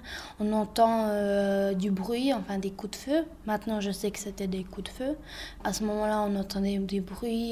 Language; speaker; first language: French; early bilingual, other home language; Bosnian